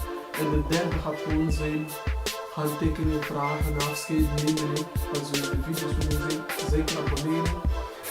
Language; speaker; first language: Dutch; early bilingual, other home language; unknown